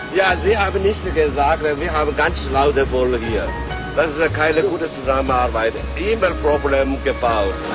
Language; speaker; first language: German; non-native, learner; Chinese